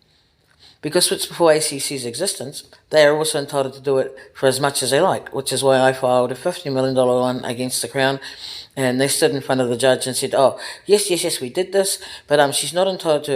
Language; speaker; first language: English; native; English